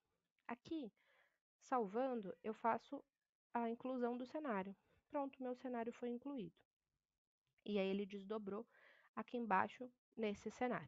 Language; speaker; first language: Portuguese; native; Portuguese